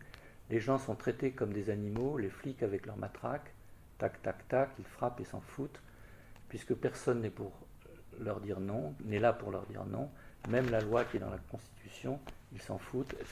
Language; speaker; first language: French; native; French